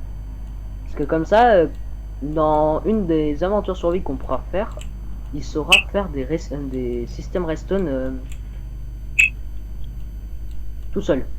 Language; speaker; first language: French; native; French